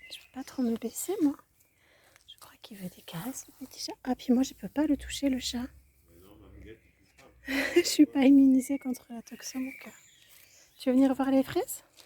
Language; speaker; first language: French; native; French